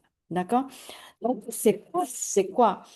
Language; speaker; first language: French; non-native, fluent; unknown